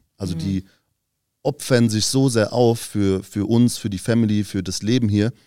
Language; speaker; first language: German; early bilingual, other home language; Turkish